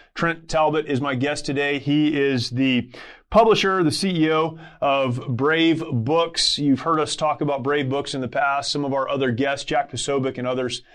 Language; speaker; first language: English; native; English